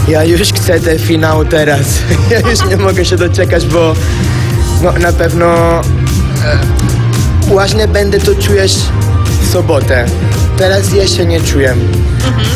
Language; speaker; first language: Polish; non-native, learner; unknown